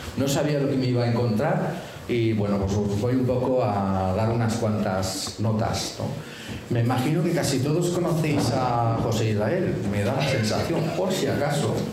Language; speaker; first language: Spanish; native; Spanish